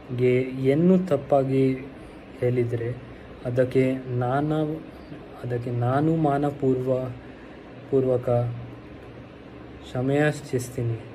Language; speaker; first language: Kannada; non-native, local second language; Hindi